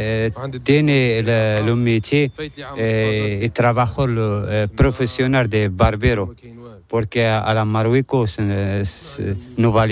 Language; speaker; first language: Spanish; non-native, learner; Arabic